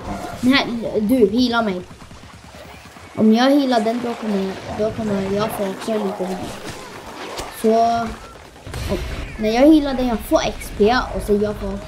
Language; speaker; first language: Swedish; early bilingual, other home language; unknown